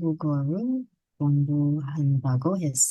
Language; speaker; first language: Korean; non-native, learner; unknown